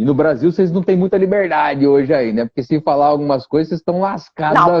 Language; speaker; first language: Portuguese; native; Portuguese